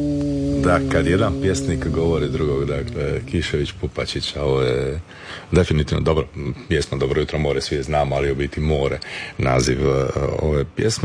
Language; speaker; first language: Serbian; native; Serbian